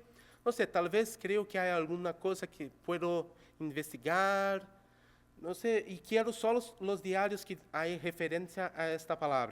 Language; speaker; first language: Spanish; non-native, local second language; Portuguese